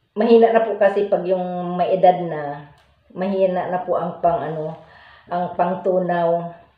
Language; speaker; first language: Filipino; non-native, local second language; Iloko